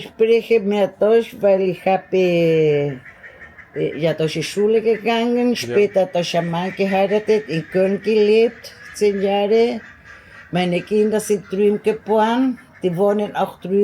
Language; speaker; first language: German; early bilingual, heritage; German